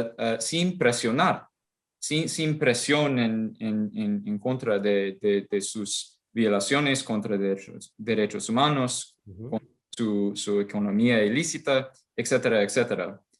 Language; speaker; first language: Spanish; non-native, fluent; English